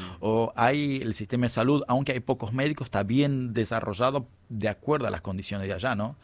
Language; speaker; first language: Spanish; non-native, fluent; Kabuverdianu